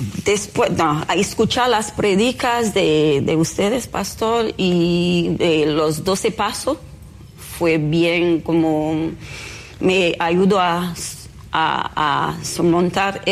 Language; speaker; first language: Spanish; non-native, fluent; Haitian Creole